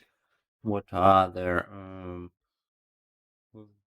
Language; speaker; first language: English; non-native, learner; Ukrainian